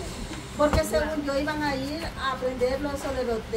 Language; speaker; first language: Spanish; native; Spanish